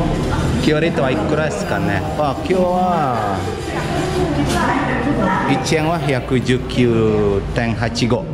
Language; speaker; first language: Japanese; non-native, fluent; Indonesian